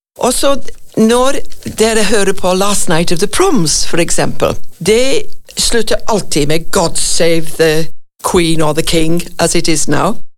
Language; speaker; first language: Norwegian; non-native, fluent; English